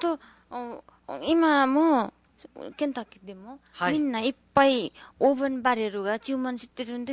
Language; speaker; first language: Japanese; non-native, learner; Nepali